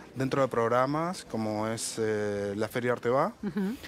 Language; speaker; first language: Spanish; native; Spanish